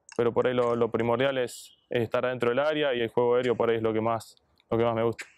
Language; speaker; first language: Spanish; native; Spanish